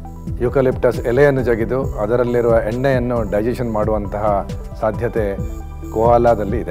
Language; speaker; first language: Kannada; native; Kannada